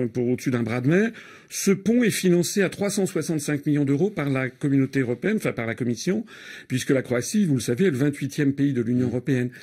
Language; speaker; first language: French; native; French